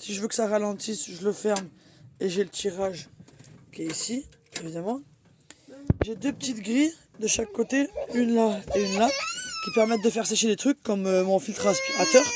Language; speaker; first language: French; native; French